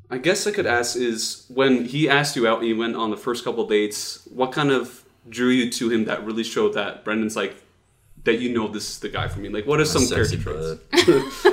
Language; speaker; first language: English; non-native, fluent; Dutch